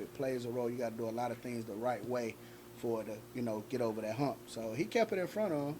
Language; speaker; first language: English; native; English